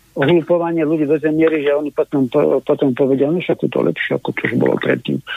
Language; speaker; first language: Slovak; native; Slovak